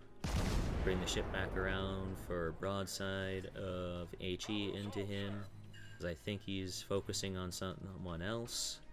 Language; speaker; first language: English; native; English